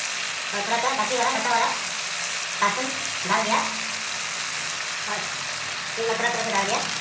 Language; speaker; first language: Hindi; non-native, local second language; Manipuri